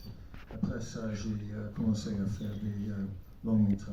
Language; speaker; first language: French; non-native, fluent; English